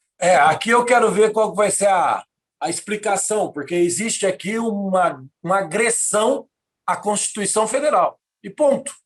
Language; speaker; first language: Portuguese; native; Portuguese